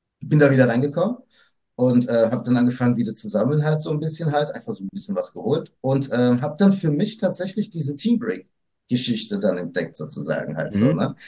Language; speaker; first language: German; early bilingual, other home language; Portuguese